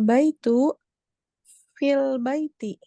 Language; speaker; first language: Arabic; non-native, learner; Indonesian